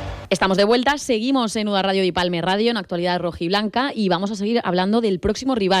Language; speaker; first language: Spanish; native; Spanish